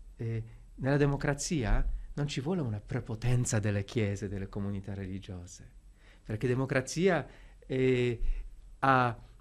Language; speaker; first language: Italian; non-native, fluent; Polish